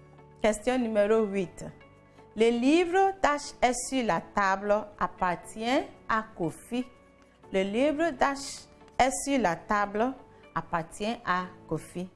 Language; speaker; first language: French; non-native, fluent; English